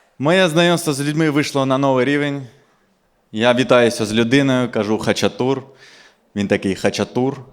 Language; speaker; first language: Ukrainian; non-native, local second language; Russian